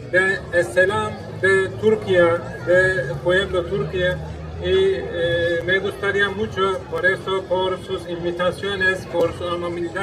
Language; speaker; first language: Spanish; non-native, learner; Turkish